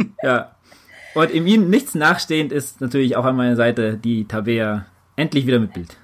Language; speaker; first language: German; native; German